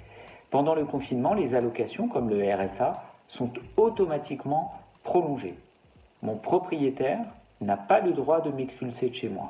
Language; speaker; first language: French; native; French